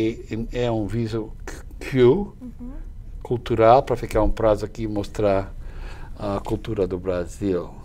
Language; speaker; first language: Portuguese; non-native, fluent; English